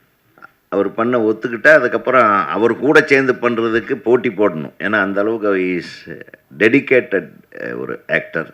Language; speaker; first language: Tamil; native; Tamil